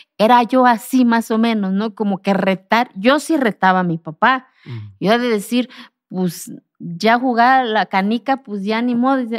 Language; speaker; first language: Spanish; non-native, local second language; Zapotec